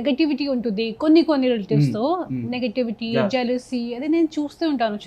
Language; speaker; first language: Telugu; non-native, fluent; Hindi